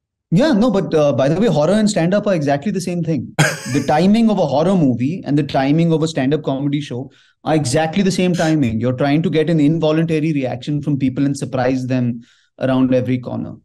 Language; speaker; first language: English; non-native, local second language; Hindi